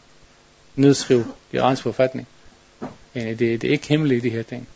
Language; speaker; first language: Danish; non-native, learner; Arabic